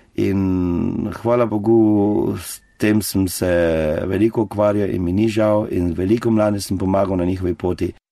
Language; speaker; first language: Slovenian; native; Slovenian